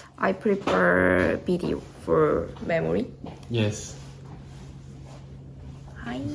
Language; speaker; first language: English; non-native, learner; Korean